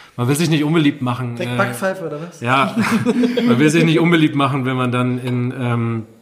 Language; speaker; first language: German; native; German